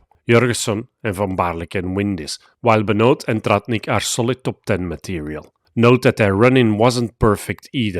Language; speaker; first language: English; non-native, fluent; Dutch